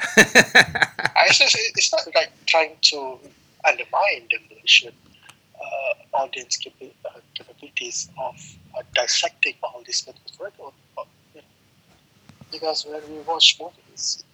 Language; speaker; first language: English; non-native, local second language; Malay